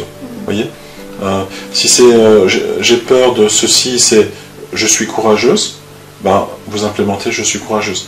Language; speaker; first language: French; native; French